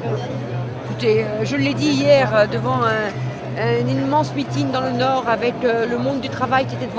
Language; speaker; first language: French; native; French